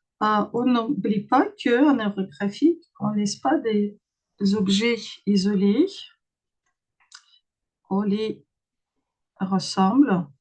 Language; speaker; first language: French; non-native, fluent; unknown